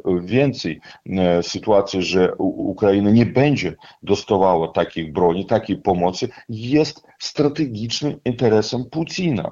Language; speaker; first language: Polish; non-native, fluent; Russian